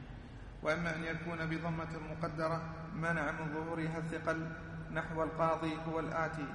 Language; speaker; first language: Arabic; native; Arabic